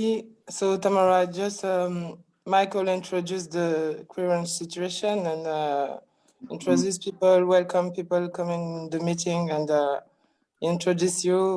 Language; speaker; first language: English; non-native, fluent; French